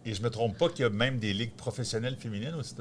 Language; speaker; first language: French; native; French